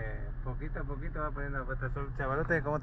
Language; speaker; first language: Spanish; native; Spanish